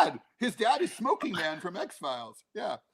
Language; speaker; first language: English; native; English